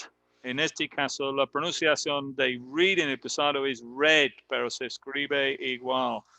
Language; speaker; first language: Spanish; non-native, fluent; English